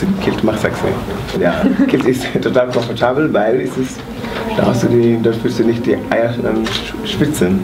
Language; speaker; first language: German; non-native, learner; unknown